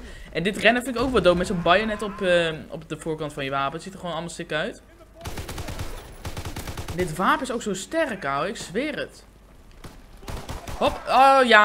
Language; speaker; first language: Dutch; native; Dutch